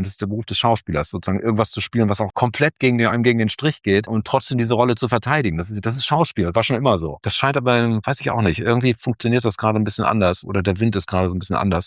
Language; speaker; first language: German; native; German